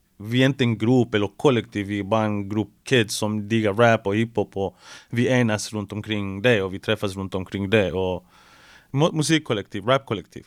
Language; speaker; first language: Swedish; early bilingual, other home language; Spanish